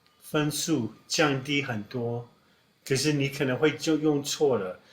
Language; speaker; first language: Chinese; non-native, fluent; English